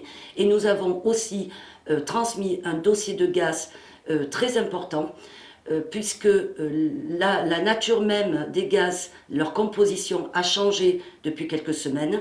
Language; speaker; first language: French; native; French